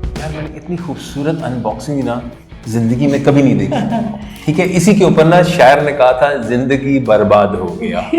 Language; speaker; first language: Urdu; native; Urdu